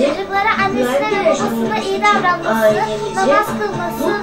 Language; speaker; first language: Turkish; native; Turkish